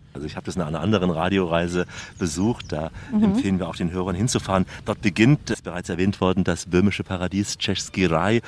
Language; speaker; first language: German; native; German